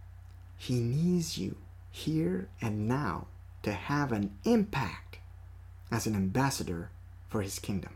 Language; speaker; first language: English; non-native, fluent; French